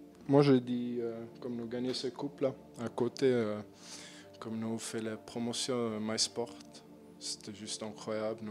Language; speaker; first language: French; non-native, learner; German